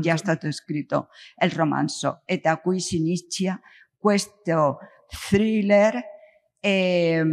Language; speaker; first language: Italian; non-native, learner; Spanish